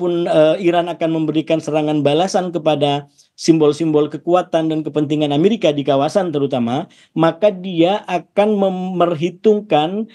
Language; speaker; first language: Indonesian; native; Indonesian